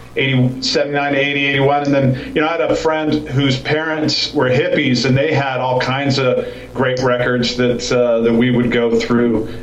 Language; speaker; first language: English; native; English